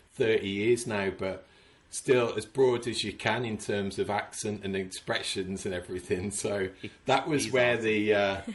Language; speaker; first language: English; native; English